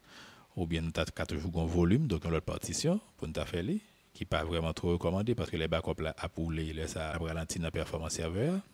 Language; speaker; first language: French; non-native, local second language; Haitian Creole